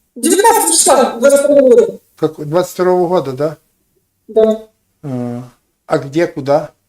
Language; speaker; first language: Russian; non-native, local second language; Ukrainian